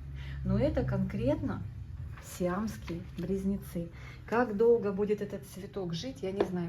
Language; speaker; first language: Russian; native; Russian